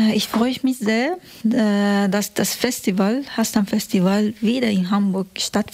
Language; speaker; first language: German; non-native, fluent; Persian